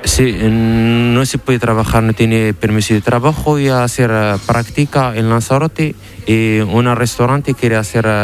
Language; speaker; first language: Spanish; non-native, learner; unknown